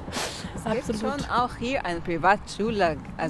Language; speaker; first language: German; non-native, learner; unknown